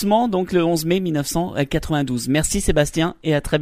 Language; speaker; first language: French; native; French